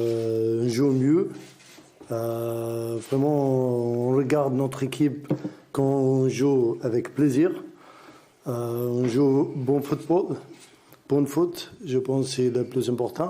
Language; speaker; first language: French; non-native, learner; Arabic